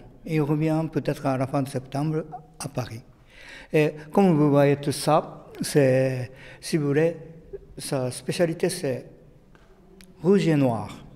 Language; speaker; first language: French; non-native, fluent; Japanese